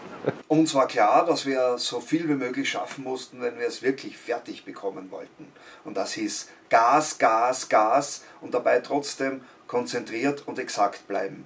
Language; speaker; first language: German; native; German